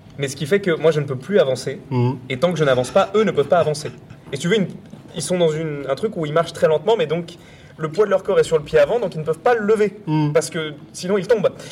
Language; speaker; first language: French; native; French